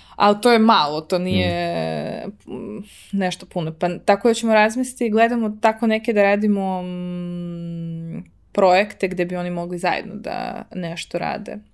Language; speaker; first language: Serbian; early bilingual, heritage; Serbian